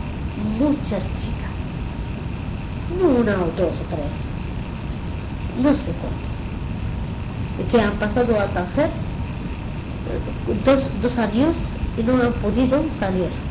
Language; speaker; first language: Spanish; non-native, fluent; Arabic